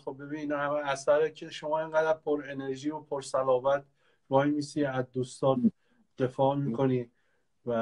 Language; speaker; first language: Persian; native; Persian